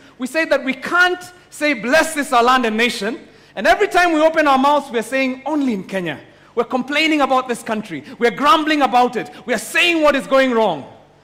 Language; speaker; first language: English; non-native, local second language; Kikuyu